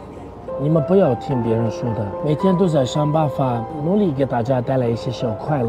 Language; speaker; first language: Chinese; non-native, fluent; Arabic